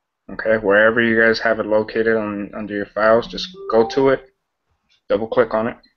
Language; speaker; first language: English; early bilingual, other home language; Spanish